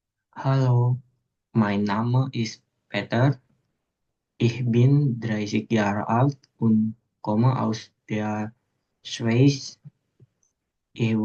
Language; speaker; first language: German; non-native, learner; Indonesian